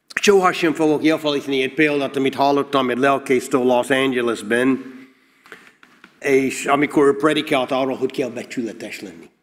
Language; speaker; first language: Hungarian; non-native, learner; English